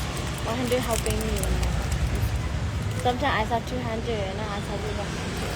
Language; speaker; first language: English; non-native, learner; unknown